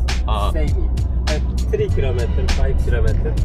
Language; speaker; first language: English; non-native, learner; Turkish